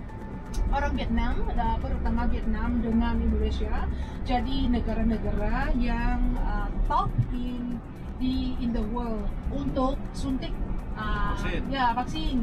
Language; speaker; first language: Indonesian; non-native, fluent; Vietnamese